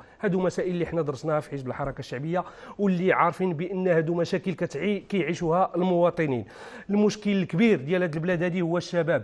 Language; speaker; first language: Arabic; native; Arabic